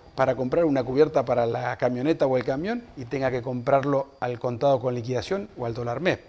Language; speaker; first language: Spanish; native; Spanish